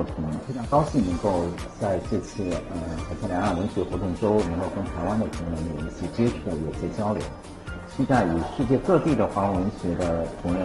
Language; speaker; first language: Chinese; native; Chinese